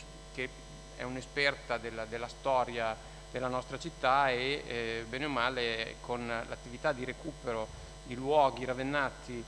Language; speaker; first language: Italian; native; Italian